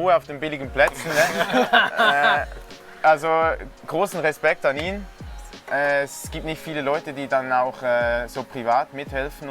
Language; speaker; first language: German; native; German